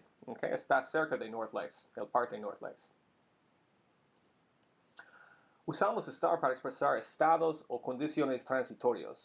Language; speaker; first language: Spanish; non-native, fluent; English